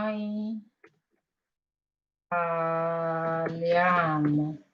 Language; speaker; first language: Italian; non-native, learner; Igbo